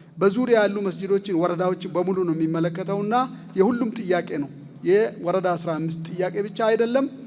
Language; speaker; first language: Amharic; native; Amharic